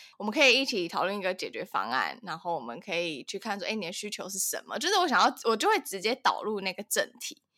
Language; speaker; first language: Chinese; native; Chinese